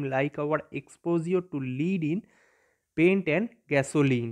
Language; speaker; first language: English; non-native, local second language; Bangla